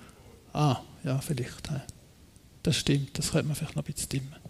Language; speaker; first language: German; native; German